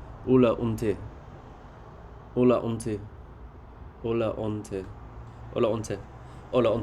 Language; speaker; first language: Spanish; non-native, learner; English